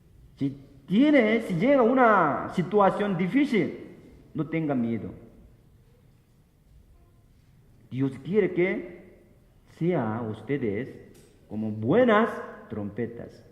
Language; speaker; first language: Spanish; non-native, fluent; Korean